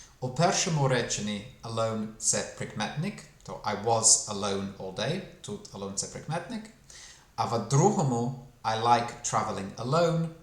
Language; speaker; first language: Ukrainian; non-native, fluent; English